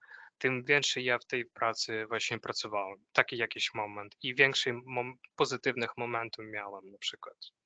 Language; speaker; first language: Polish; non-native, fluent; Ukrainian